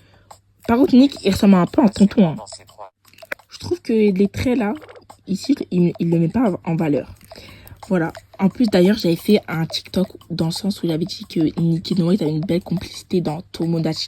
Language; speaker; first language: French; native; French